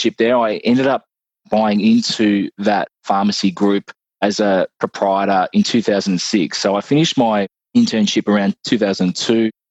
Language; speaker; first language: English; native; English